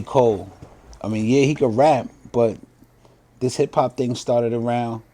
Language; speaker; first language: English; native; English